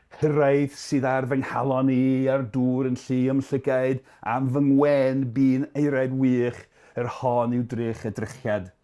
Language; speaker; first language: Welsh; native; Welsh